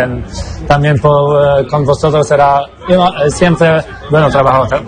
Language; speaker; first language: Spanish; non-native, fluent; Polish